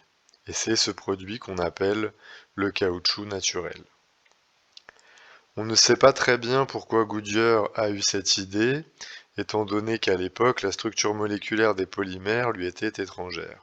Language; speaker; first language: French; native; French